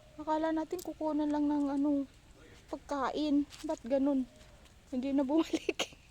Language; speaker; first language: Filipino; non-native, local second language; Cebuano